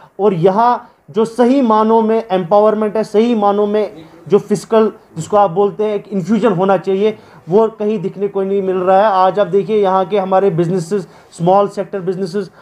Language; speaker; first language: Hindi; non-native, local second language; Kashmiri